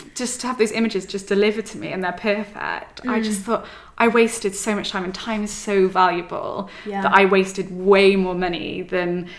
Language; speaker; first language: English; native; English